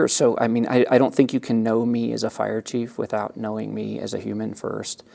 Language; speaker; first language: English; native; English